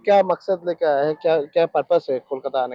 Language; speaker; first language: Hindi; non-native, local second language; Bangla